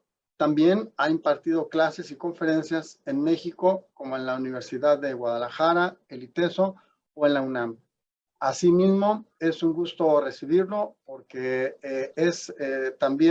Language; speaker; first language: Spanish; native; Spanish